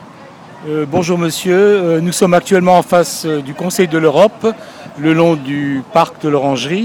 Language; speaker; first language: French; native; French